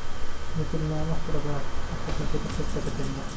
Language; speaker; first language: Spanish; native; Spanish